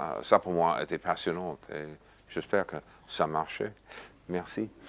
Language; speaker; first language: French; non-native, fluent; English